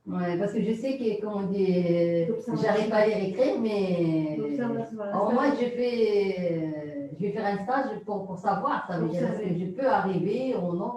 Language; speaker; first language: French; non-native, learner; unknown